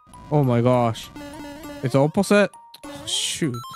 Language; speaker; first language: English; non-native, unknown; Japanese